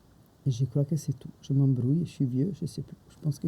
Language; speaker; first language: French; non-native, fluent; Italian